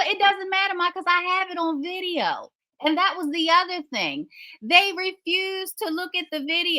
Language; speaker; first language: English; native; English